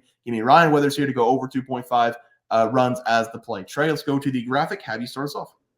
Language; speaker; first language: English; native; English